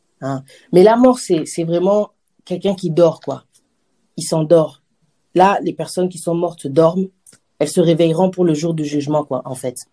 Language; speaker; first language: French; native; French